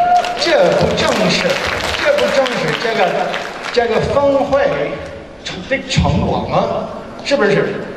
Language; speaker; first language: Chinese; non-native, learner; English